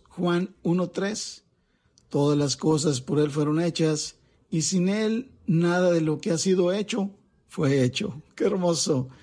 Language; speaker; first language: Spanish; native; Spanish